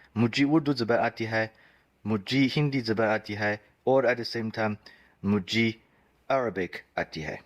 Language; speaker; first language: Urdu; non-native, fluent; Chinese